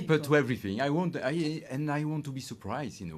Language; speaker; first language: English; non-native, fluent; French